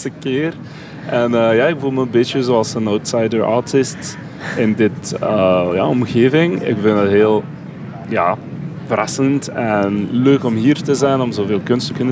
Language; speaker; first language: Dutch; non-native, local second language; French